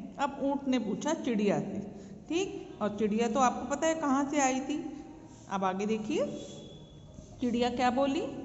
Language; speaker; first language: Hindi; native; Hindi